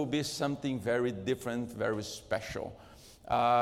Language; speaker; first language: English; non-native, fluent; Portuguese